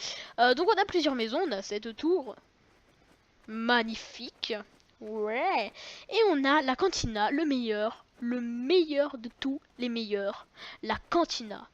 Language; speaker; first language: French; native; French